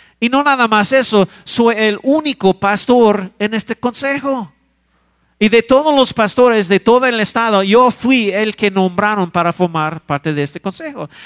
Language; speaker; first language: Spanish; non-native, fluent; English